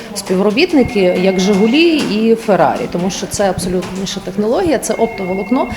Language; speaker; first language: Ukrainian; native; Ukrainian